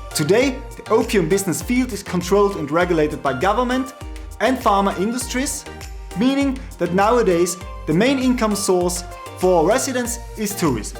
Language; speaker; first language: English; non-native, fluent; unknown